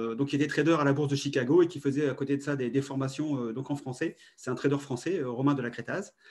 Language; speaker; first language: French; native; French